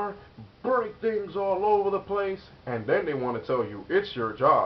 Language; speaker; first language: English; native; English